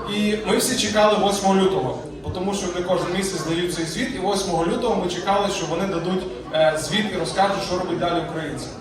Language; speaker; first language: Ukrainian; native; Ukrainian